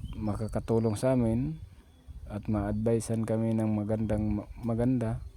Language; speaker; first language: Filipino; non-native, local second language; Bikol